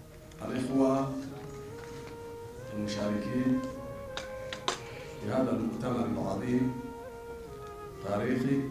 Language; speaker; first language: Arabic; non-native, fluent; Amharic